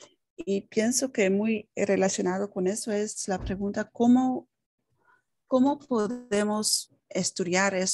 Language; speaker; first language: Spanish; non-native, fluent; Dutch